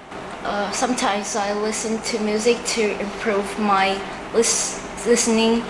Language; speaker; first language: English; non-native, learner; Vietnamese